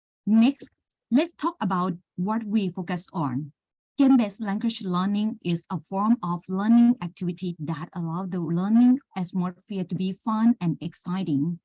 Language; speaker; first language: English; non-native, learner; Thai